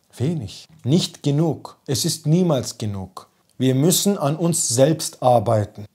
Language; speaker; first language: German; early bilingual, other home language; Turkish